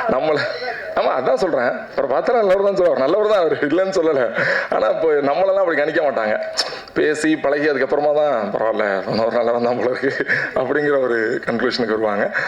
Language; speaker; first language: Tamil; native; Tamil